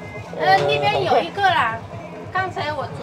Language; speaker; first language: Chinese; non-native, learner; Indonesian